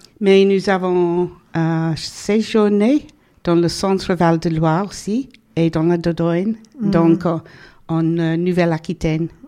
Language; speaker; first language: French; non-native, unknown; English